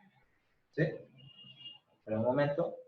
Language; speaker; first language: Spanish; native; Spanish